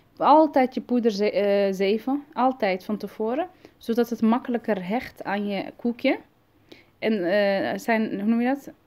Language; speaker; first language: Dutch; early bilingual, other home language; Arabic